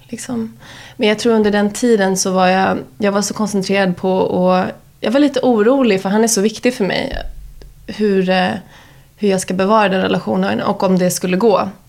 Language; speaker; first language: Swedish; early bilingual, heritage; Swedish